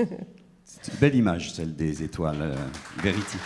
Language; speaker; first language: French; native; French